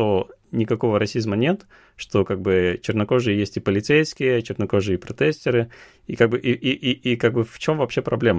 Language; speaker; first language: Russian; native; Russian